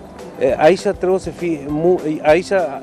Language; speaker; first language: Romanian; non-native, learner; Spanish